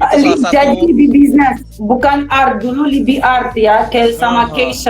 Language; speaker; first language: Indonesian; non-native, fluent; Russian